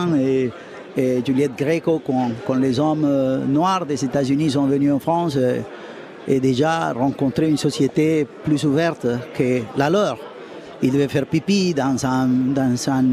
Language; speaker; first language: French; non-native, fluent; Spanish